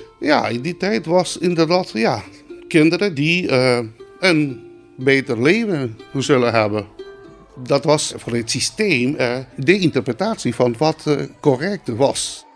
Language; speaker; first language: Dutch; non-native, local second language; Spanish